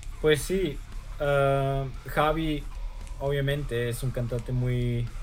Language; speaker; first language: Spanish; early bilingual, heritage; German